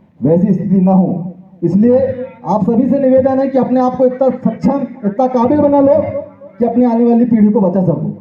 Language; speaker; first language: Hindi; native; Hindi